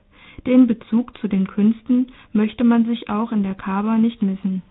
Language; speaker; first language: German; native; German